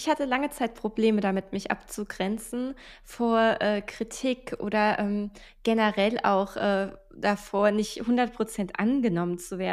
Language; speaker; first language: German; native; German